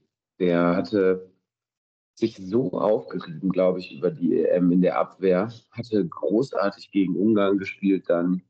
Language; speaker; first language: German; native; German